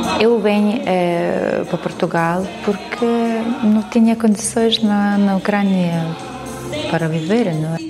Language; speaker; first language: Portuguese; non-native, learner; Ukrainian